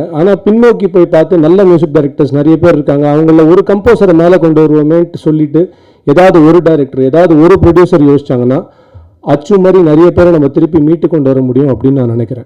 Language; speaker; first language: Tamil; native; Tamil